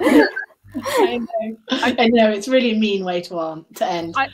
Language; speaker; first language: English; native; English